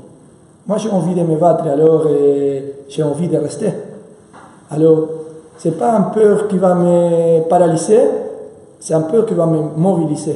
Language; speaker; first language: French; non-native, fluent; Spanish